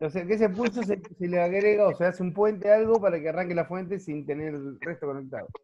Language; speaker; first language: Spanish; native; Spanish